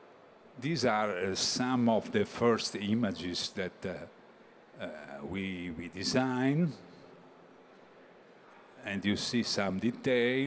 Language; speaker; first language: English; non-native, learner; Italian